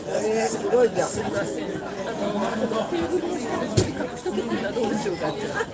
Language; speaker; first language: Japanese; native; Japanese